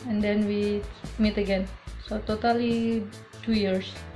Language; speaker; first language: English; non-native, learner; Indonesian